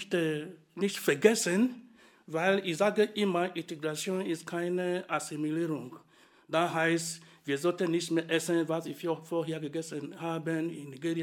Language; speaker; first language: German; non-native, fluent; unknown